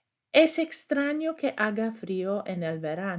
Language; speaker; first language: Spanish; non-native, fluent; English